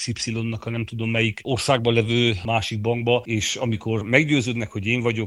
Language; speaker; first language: Hungarian; native; Hungarian